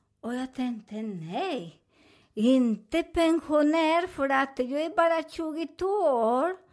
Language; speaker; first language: Swedish; non-native, learner; Spanish